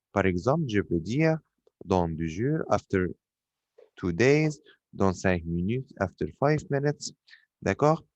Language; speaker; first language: French; non-native, fluent; Arabic